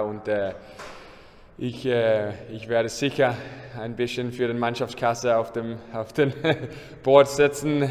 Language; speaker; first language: German; non-native, learner; English